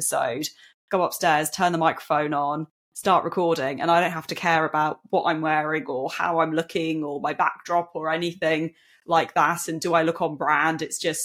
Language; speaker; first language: English; native; English